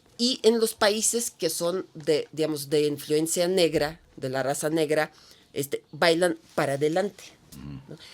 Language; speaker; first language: Spanish; non-native, fluent; Russian